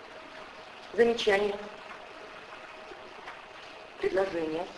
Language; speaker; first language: Russian; native; Russian